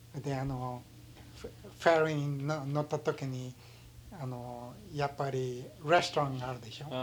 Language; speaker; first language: Japanese; early bilingual, heritage; Japanese